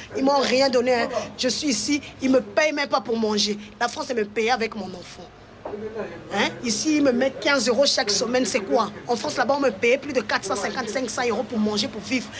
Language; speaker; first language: French; non-native, local second language; Lingala